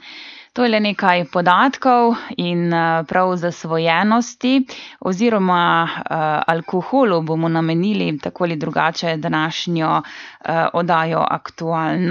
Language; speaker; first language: Slovenian; native; Slovenian